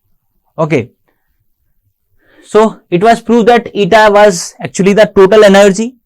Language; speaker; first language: English; non-native, local second language; Hindi